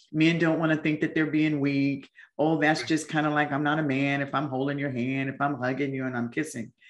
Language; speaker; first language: English; native; English